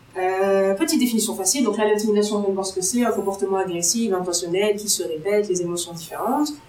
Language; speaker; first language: French; non-native, local second language; Arabic